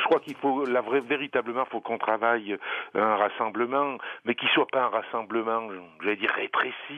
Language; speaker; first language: French; native; French